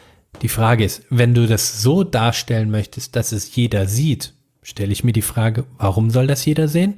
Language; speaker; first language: German; native; German